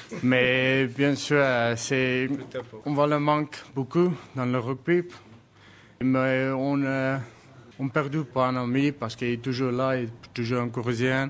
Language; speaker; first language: French; non-native, learner; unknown